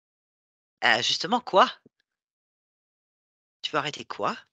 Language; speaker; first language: French; native; French